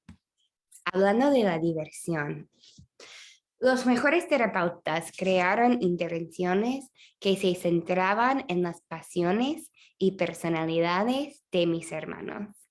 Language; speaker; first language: Spanish; non-native, fluent; English